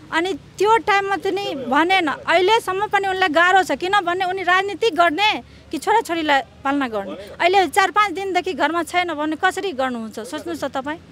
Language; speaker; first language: Nepali; non-native, local second language; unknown